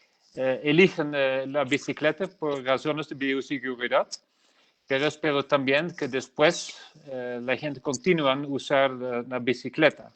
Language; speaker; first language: Spanish; non-native, learner; Dutch